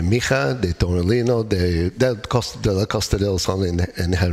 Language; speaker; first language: Spanish; non-native, learner; English